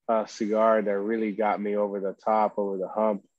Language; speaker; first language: English; early bilingual, other home language; Spanish